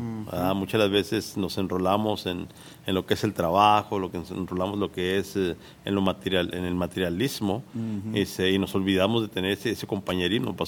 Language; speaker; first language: Spanish; native; Spanish